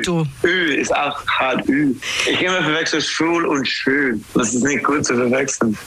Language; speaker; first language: German; non-native, learner; English